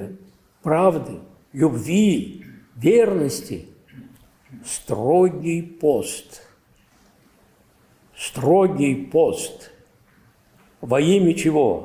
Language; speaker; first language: Russian; native; Russian